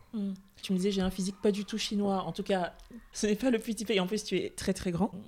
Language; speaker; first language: French; native; French